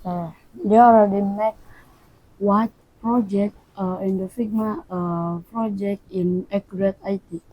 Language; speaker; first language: English; non-native, learner; Indonesian